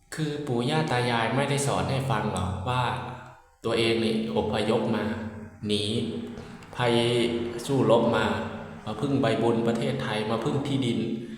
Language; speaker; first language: Thai; native; Thai